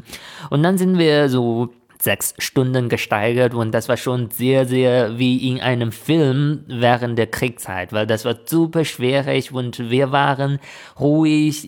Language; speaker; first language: German; non-native, fluent; Chinese